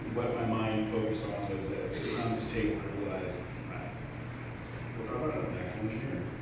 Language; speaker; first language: English; native; English